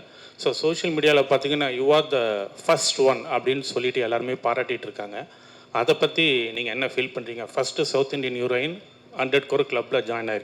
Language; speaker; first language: Tamil; native; Tamil